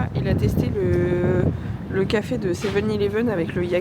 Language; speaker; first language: French; native; French